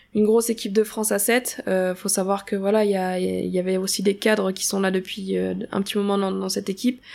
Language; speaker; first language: French; native; French